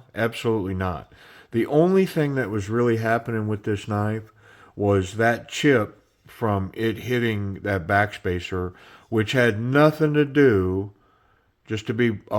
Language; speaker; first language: English; native; English